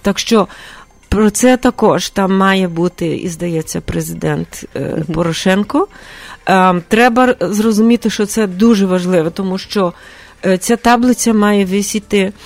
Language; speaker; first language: Ukrainian; early bilingual, heritage; Ukrainian